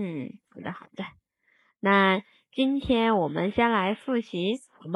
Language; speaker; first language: Chinese; non-native, fluent; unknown